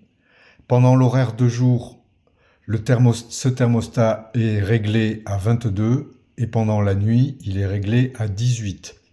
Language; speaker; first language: French; native; French